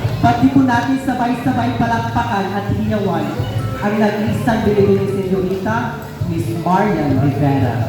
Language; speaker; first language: Filipino; non-native, local second language; Cebuano